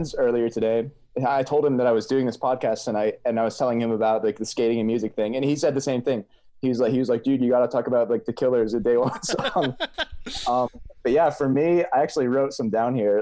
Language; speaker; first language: English; native; English